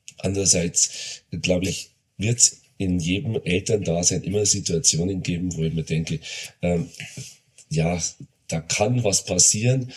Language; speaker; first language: German; native; German